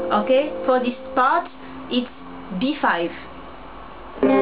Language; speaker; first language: English; non-native, learner; French